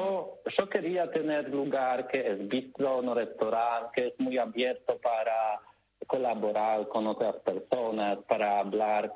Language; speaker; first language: Spanish; non-native, learner; Polish